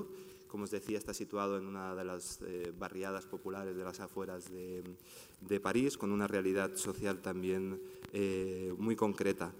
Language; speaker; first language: Spanish; native; Spanish